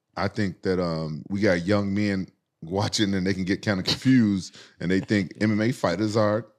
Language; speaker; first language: English; native; English